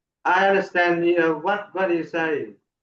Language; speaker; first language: English; non-native, learner; Vietnamese